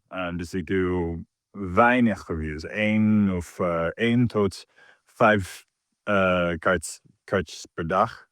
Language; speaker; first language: Dutch; non-native, learner; English